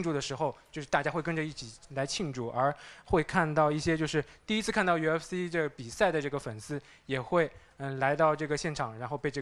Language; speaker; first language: Chinese; native; Chinese